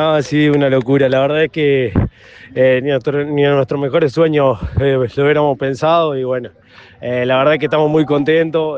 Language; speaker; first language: Spanish; native; Spanish